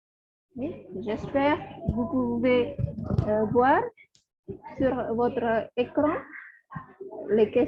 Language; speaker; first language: French; non-native, fluent; Indonesian